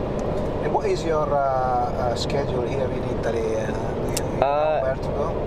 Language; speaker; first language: English; non-native, learner; Italian